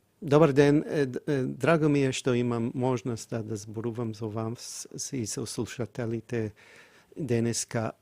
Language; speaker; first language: Macedonian; non-native, fluent; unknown